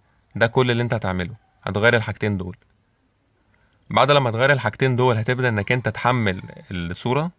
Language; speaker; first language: Arabic; native; Arabic